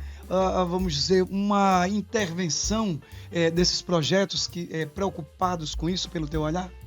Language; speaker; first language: Portuguese; native; Portuguese